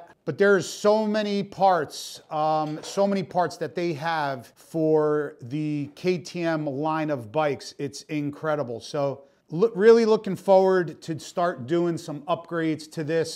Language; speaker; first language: English; native; English